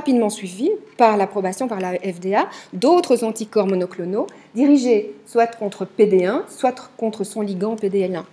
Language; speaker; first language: French; native; French